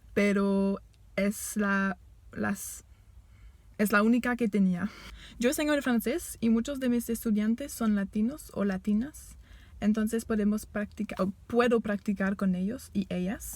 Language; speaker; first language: Spanish; non-native, fluent; French